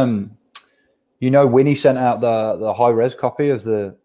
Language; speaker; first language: English; native; English